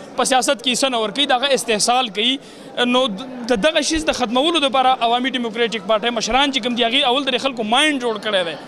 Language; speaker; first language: Pashto; non-native, local second language; Gujari